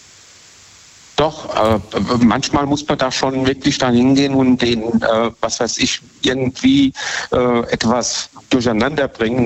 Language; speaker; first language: German; native; German